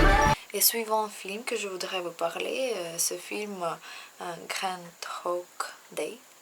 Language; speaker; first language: French; non-native, learner; Russian